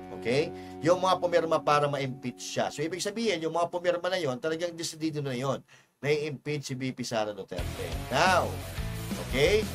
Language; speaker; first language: Filipino; non-native, local second language; Iloko